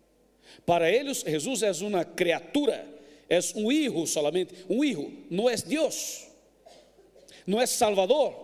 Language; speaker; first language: Spanish; non-native, fluent; Portuguese